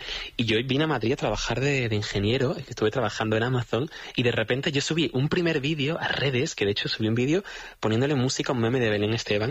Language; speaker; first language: Spanish; native; Spanish